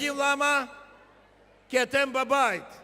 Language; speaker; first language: Hebrew; non-native, fluent; Russian